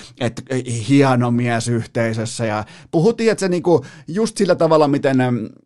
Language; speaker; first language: Finnish; native; Finnish